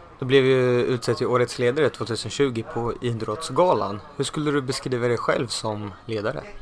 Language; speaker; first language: Swedish; native; Swedish